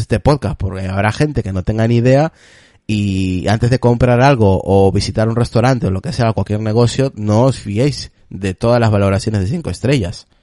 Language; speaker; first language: Spanish; native; Spanish